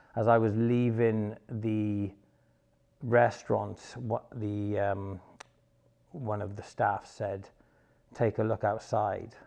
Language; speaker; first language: English; native; English